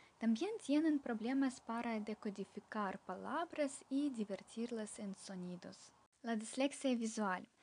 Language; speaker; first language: Spanish; non-native, fluent; Ukrainian